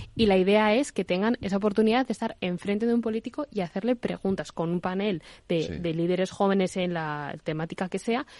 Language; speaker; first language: Spanish; native; Spanish